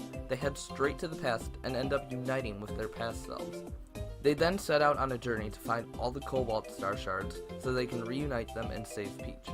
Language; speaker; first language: English; native; English